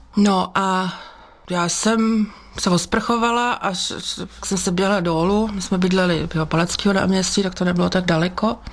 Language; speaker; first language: Czech; native; Czech